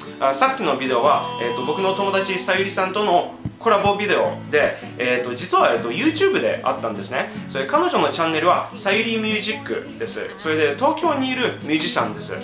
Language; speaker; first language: Japanese; non-native, fluent; English